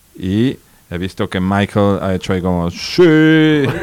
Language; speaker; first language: Spanish; native; Spanish